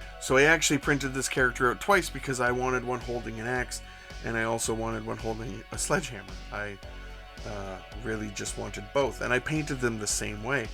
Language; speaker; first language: English; native; English